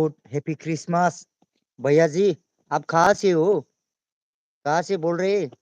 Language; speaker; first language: Hindi; non-native, local second language; Bodo